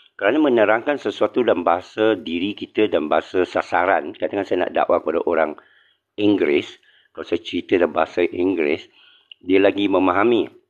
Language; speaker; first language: Malay; non-native, local second language; Chinese